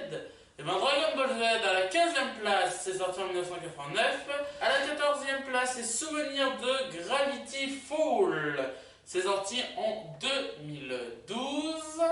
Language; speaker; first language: French; native; French